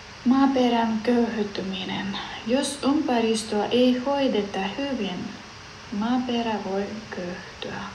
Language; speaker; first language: Finnish; non-native, learner; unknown